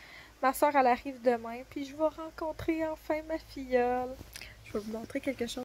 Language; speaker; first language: French; native; French